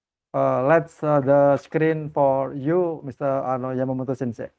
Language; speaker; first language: English; non-native, learner; Indonesian